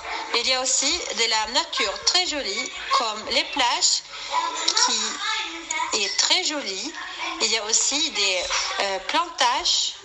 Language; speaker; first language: French; non-native, learner; Swedish